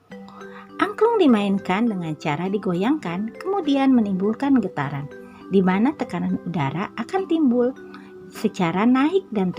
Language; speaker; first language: Indonesian; native; Indonesian